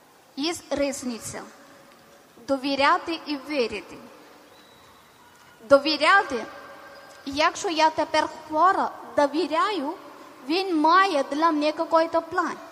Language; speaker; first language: Ukrainian; non-native, learner; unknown